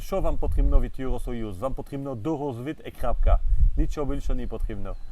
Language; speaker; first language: Ukrainian; non-native, learner; French